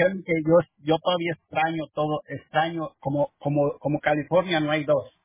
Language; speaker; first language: Spanish; native; Spanish